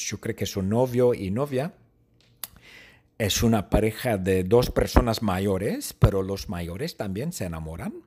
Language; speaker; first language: Spanish; non-native, fluent; English